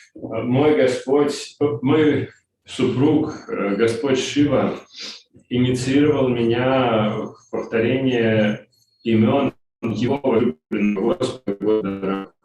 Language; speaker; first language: Russian; native; Russian